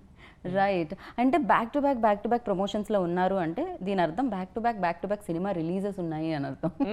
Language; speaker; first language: Telugu; native; Telugu